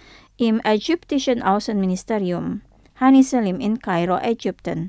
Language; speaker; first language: German; non-native, fluent; Indonesian